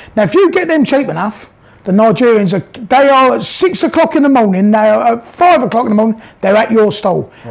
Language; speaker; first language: English; native; English